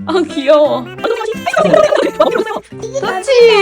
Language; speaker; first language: Korean; native; Korean